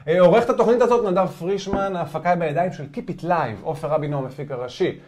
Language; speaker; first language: Hebrew; native; Hebrew